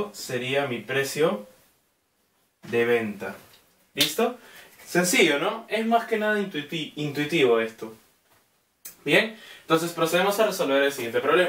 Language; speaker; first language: Spanish; native; Spanish